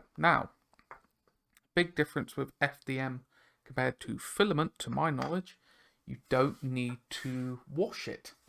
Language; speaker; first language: English; native; English